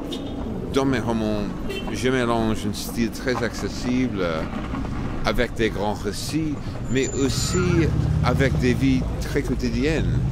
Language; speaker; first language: French; non-native, fluent; English